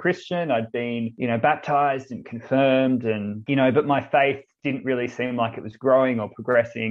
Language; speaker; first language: English; native; English